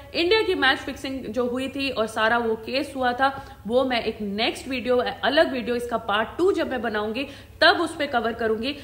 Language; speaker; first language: Hindi; native; Hindi